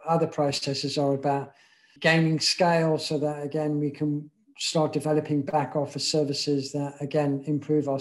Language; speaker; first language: English; native; English